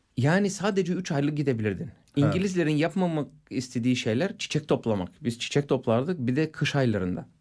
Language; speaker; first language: Turkish; non-native, fluent; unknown